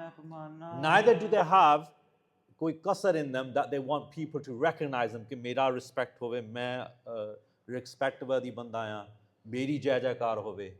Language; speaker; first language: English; early bilingual, heritage; Punjabi